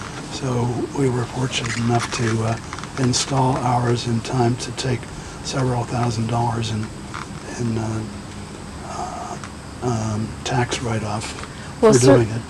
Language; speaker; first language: English; native; English